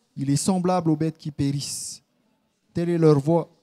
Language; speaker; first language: French; native; French